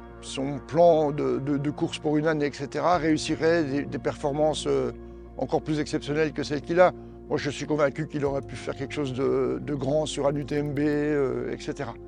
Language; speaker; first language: French; native; French